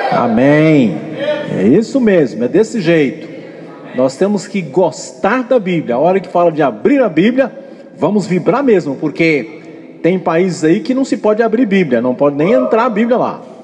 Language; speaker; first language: Portuguese; native; Portuguese